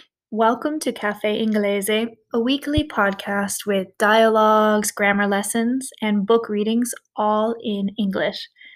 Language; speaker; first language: English; native; English